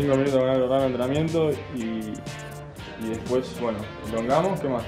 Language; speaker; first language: Spanish; native; Spanish